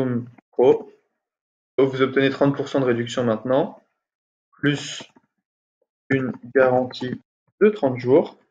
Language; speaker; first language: French; native; French